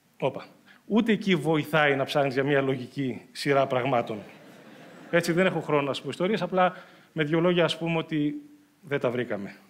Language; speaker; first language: Greek; native; Greek